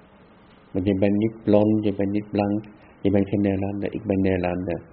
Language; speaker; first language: Dutch; non-native, fluent; Vietnamese